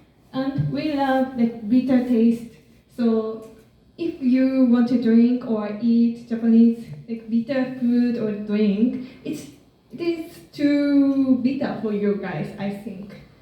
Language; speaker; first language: English; non-native, learner; Japanese